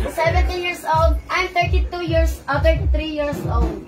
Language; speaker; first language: English; non-native, learner; Cebuano